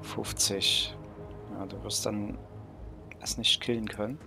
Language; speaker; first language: German; native; German